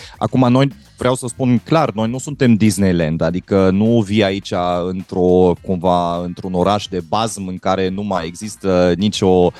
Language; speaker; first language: Romanian; non-native, fluent; German